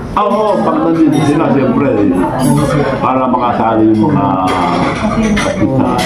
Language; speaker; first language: Filipino; non-native, local second language; Iloko